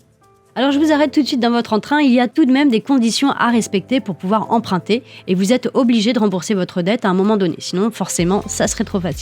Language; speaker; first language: French; native; French